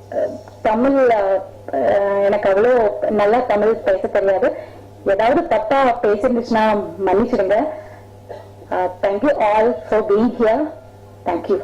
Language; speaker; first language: Tamil; non-native, fluent; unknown